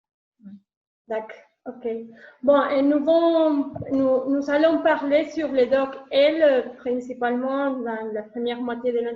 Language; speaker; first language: French; non-native, learner; Spanish